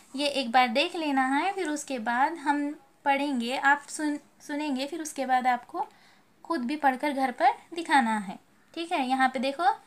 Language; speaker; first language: Hindi; native; Hindi